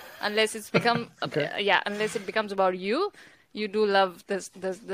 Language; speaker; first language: English; non-native, local second language; Hindi